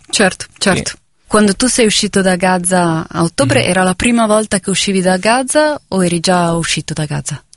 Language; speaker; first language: Italian; native; Italian